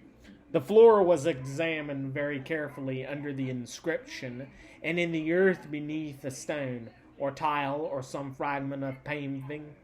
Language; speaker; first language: English; native; English